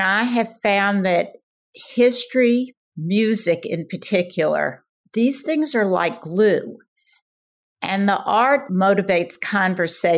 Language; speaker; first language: English; native; English